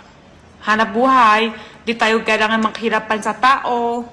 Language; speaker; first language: Filipino; non-native, learner; Chinese